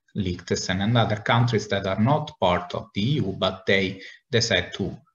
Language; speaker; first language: English; non-native, fluent; Italian